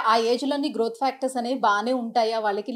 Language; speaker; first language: Telugu; native; Telugu